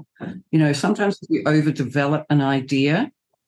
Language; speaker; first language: English; native; English